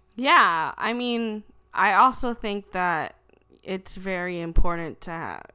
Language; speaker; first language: English; early bilingual, other home language; Filipino